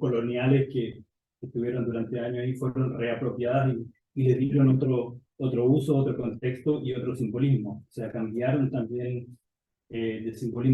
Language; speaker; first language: Spanish; native; Spanish